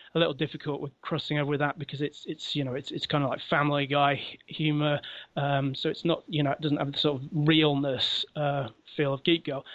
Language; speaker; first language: English; native; English